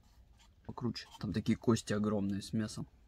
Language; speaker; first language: Russian; native; Russian